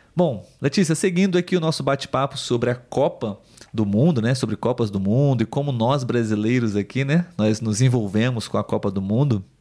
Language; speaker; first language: Portuguese; native; Portuguese